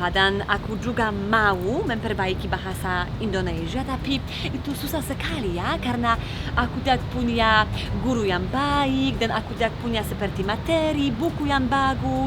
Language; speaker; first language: Indonesian; non-native, fluent; Polish